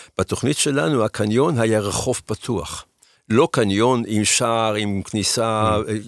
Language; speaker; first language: Hebrew; early bilingual, other home language; German